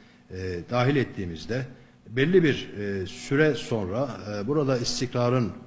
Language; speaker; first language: Turkish; native; Turkish